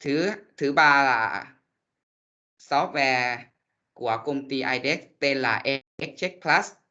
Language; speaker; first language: Vietnamese; non-native, learner; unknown